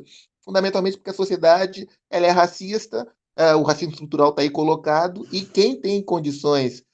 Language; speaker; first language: Portuguese; native; Portuguese